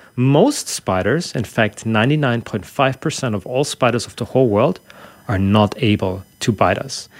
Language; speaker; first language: English; non-native, fluent; German